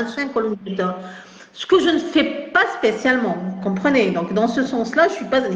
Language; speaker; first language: French; non-native, local second language; Kabyle